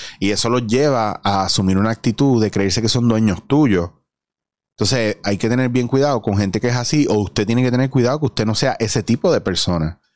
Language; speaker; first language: Spanish; native; Spanish